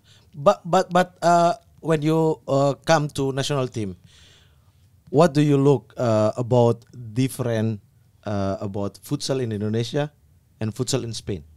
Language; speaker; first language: English; non-native, learner; Indonesian